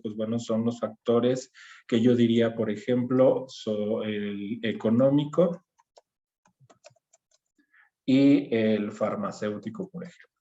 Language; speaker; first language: Spanish; native; Spanish